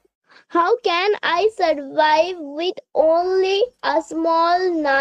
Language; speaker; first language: English; non-native, learner; Bangla